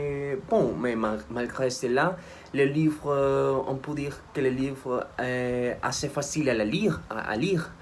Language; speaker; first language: French; non-native, learner; Spanish